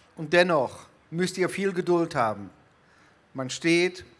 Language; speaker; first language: German; native; German